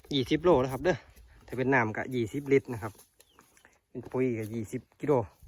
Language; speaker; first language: Thai; native; Thai